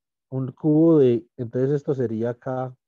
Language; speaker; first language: Spanish; native; Spanish